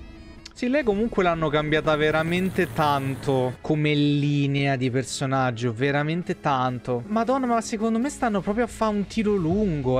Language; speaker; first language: Italian; native; Italian